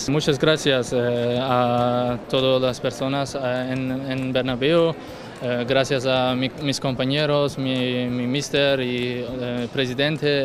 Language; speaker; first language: Spanish; non-native, learner; Turkish